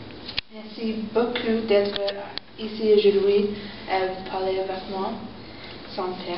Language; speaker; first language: French; non-native, learner; English